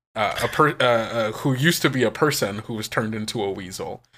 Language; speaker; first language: English; native; English